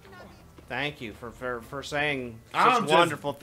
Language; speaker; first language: English; native; English